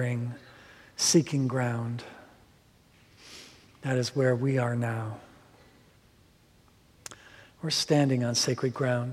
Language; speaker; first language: English; native; English